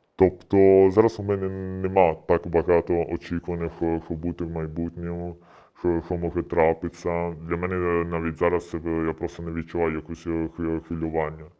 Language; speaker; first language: Ukrainian; early bilingual, heritage; Ukrainian